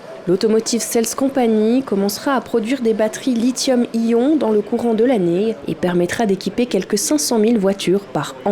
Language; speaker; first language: French; native; French